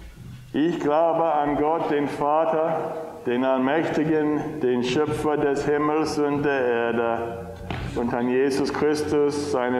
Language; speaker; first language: German; non-native, fluent; English